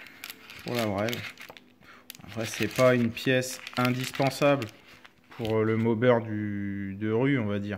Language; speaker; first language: French; native; French